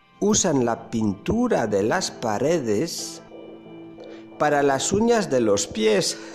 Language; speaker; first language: Spanish; non-native, learner; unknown